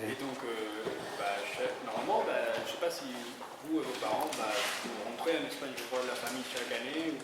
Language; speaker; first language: French; non-native, fluent; Spanish